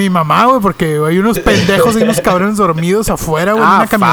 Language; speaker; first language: Spanish; native; Spanish